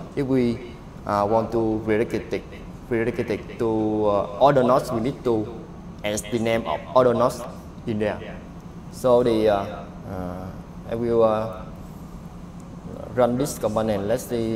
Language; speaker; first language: English; non-native, learner; Vietnamese